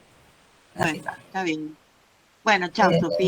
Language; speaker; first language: Spanish; native; Spanish